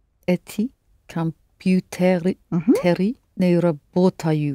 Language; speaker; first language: Russian; non-native, learner; English